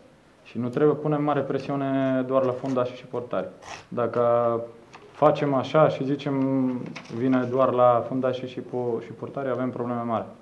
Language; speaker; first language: Romanian; non-native, learner; Bulgarian